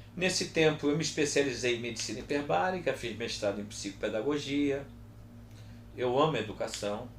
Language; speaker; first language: Portuguese; early bilingual, other home language; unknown